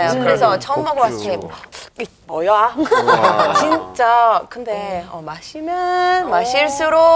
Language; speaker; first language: Korean; non-native, fluent; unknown